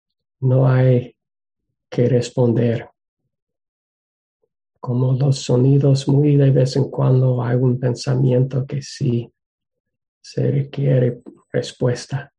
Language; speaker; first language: Spanish; non-native, fluent; English